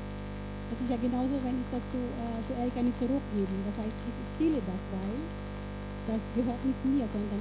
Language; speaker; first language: German; non-native, fluent; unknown